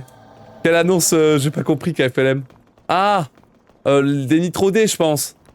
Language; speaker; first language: French; native; French